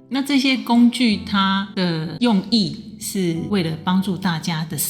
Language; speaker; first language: Chinese; native; Chinese